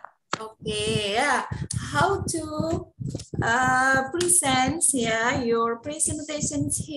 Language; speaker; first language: English; non-native, fluent; Indonesian